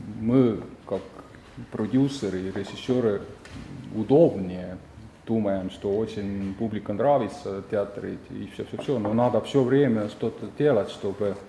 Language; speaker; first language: Russian; non-native, fluent; Estonian